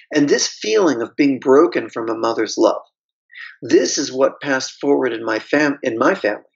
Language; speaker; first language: English; native; English